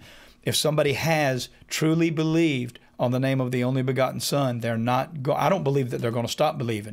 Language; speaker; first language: English; native; English